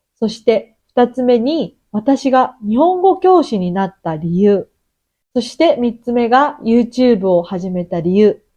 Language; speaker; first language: Japanese; native; Japanese